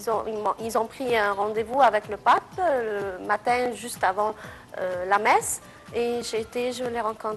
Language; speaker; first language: French; non-native, fluent; Arabic